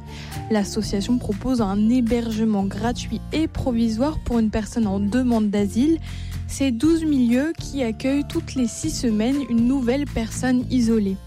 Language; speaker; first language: French; native; French